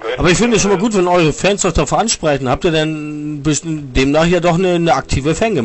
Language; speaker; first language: German; native; German